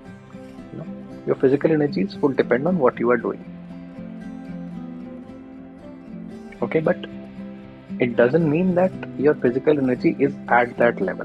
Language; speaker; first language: English; non-native, local second language; Hindi